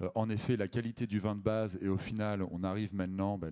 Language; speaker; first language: French; native; French